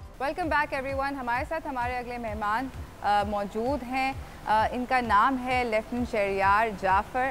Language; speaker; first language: Urdu; native; Urdu